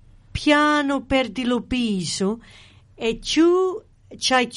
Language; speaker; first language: Italian; early bilingual, heritage; Italian